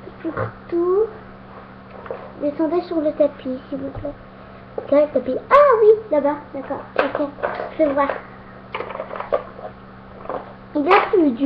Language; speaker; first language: French; native; French